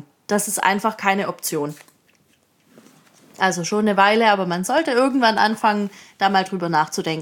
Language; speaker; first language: German; native; German